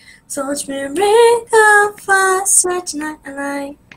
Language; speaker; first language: English; non-native, learner; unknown